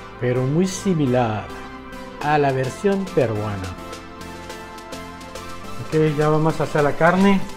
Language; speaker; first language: Spanish; non-native, fluent; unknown